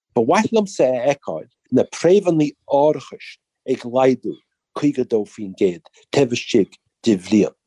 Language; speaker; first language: Irish; native; Irish